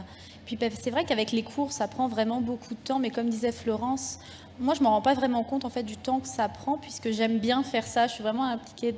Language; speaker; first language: French; native; French